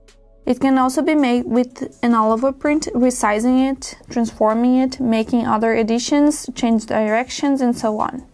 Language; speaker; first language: English; non-native, fluent; Portuguese